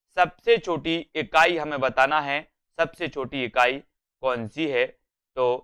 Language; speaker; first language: Hindi; native; Hindi